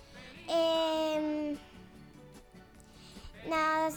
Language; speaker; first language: Spanish; native; Spanish